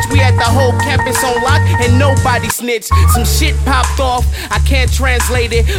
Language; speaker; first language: French; native; French